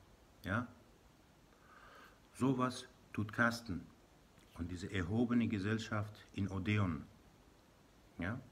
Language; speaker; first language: German; non-native, learner; Persian